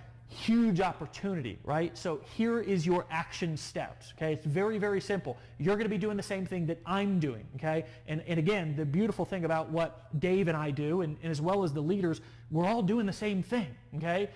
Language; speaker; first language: English; native; English